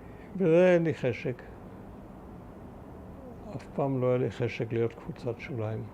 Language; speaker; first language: Hebrew; early bilingual, other home language; German